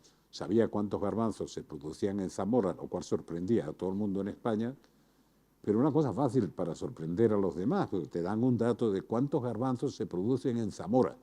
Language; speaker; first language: Spanish; native; Spanish